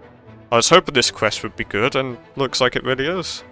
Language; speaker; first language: English; native; English